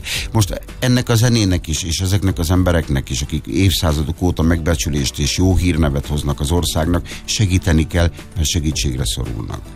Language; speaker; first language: Hungarian; native; Hungarian